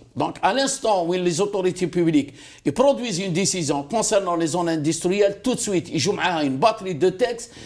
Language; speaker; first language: French; non-native, local second language; Arabic